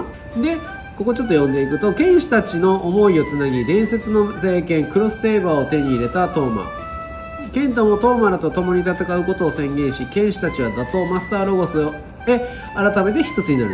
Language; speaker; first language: Japanese; native; Japanese